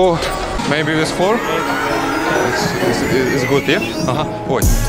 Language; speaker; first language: English; non-native, learner; Russian